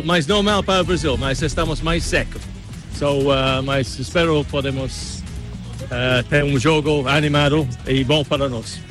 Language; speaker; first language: Portuguese; non-native, learner; English